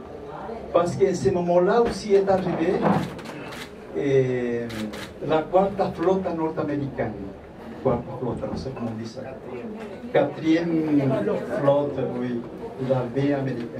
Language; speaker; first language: French; non-native, fluent; Spanish